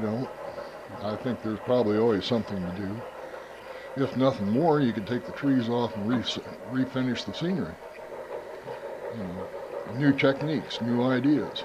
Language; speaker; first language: English; native; English